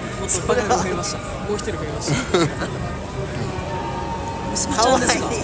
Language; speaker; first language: Japanese; native; Japanese